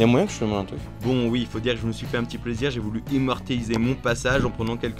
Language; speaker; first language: French; native; French